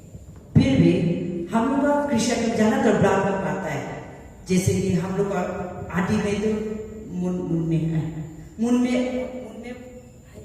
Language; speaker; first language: Hindi; non-native, local second language; Adi